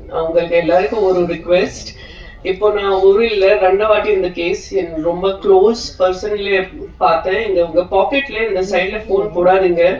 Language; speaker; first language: Tamil; non-native, fluent; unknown